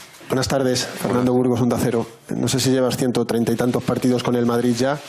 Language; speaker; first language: Spanish; native; Spanish